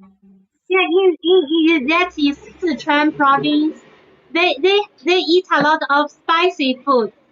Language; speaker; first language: English; non-native, fluent; Chinese